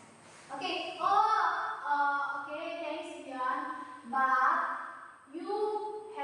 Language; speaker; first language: English; non-native, learner; Indonesian